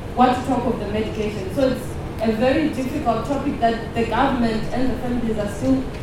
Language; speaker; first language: English; non-native, local second language; Shona